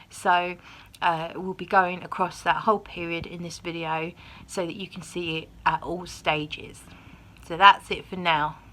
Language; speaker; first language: English; native; English